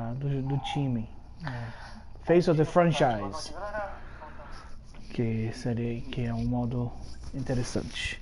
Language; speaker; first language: Portuguese; early bilingual, heritage; Portuguese